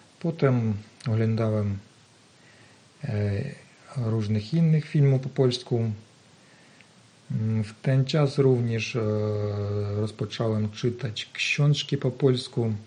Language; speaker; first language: Polish; non-native, learner; Ukrainian